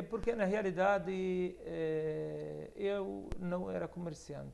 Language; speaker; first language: Portuguese; non-native, fluent; Arabic